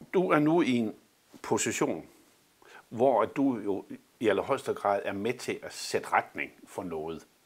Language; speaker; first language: Danish; native; Danish